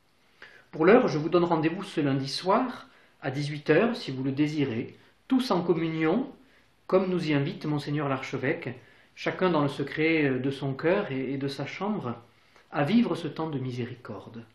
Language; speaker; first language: French; native; French